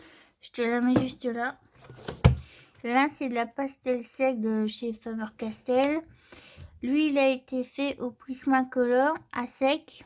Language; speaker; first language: French; native; French